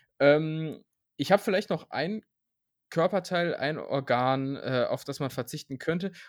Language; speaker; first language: German; native; German